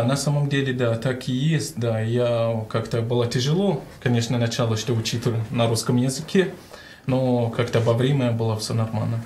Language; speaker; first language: Russian; non-native, learner; Arabic